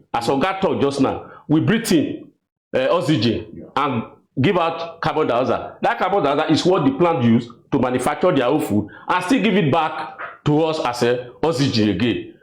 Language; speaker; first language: Nigerian Pidgin; non-native, local second language; Bini